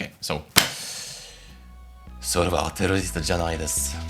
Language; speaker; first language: Japanese; non-native, learner; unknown